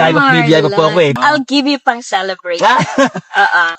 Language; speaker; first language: Filipino; native; Filipino